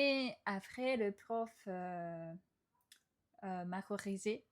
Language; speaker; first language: French; non-native, fluent; Japanese